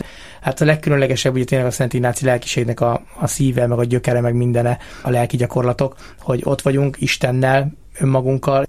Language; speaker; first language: Hungarian; native; Hungarian